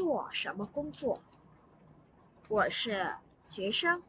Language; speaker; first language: Chinese; non-native, fluent; Vietnamese